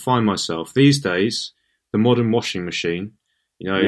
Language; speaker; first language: English; native; English